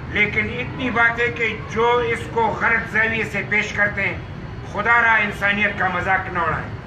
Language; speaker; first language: Urdu; non-native, local second language; Pashto